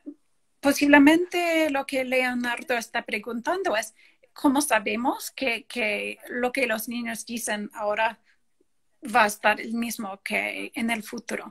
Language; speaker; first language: Spanish; non-native, fluent; English